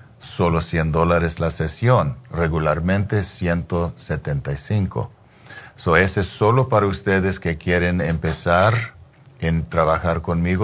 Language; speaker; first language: Spanish; early bilingual, heritage; English